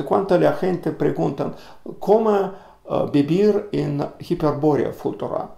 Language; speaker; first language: Spanish; non-native, learner; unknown